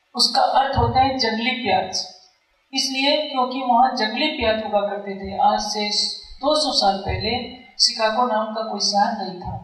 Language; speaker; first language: Hindi; native; Hindi